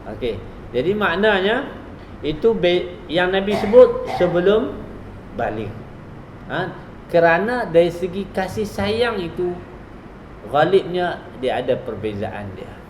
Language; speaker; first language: Malay; native; Malay